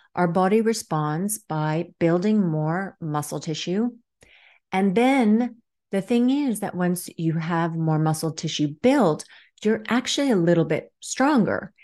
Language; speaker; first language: English; native; English